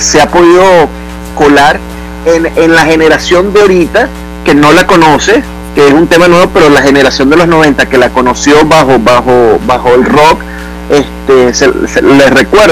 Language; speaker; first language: Spanish; native; Spanish